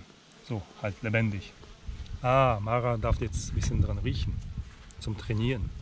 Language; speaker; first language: German; native; German